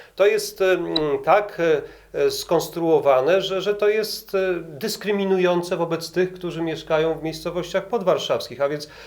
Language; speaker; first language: Polish; native; Polish